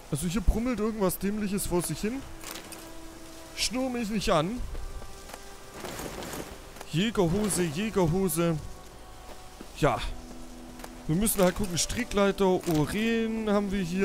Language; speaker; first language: German; native; German